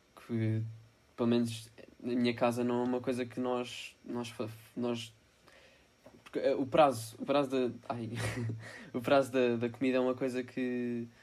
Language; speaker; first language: Portuguese; non-native, fluent; Italian